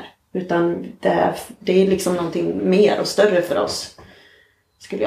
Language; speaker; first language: Swedish; native; Swedish